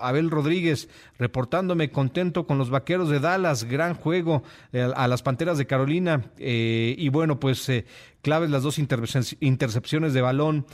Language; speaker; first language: Spanish; native; Spanish